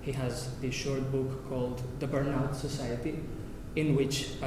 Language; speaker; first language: English; non-native, fluent; Catalan